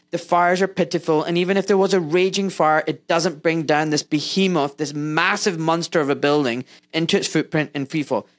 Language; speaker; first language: English; native; English